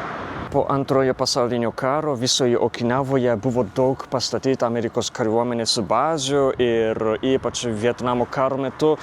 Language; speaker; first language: Lithuanian; non-native, fluent; Japanese